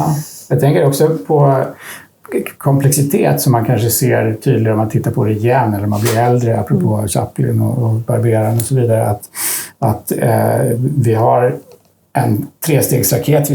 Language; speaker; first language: Swedish; native; Swedish